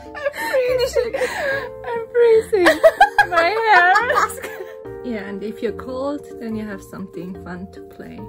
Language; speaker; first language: English; non-native, fluent; German